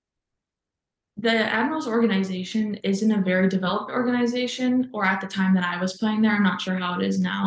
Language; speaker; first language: English; native; English